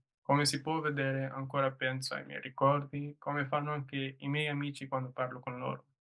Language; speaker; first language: Italian; non-native, learner; English